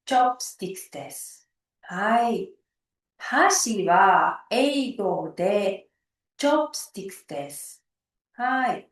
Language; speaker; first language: Japanese; non-native, fluent; Uzbek